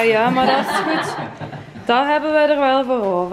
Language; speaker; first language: Dutch; native; Dutch